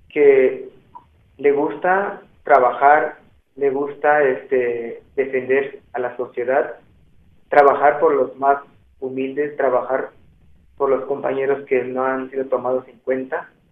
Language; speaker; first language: Spanish; non-native, local second language; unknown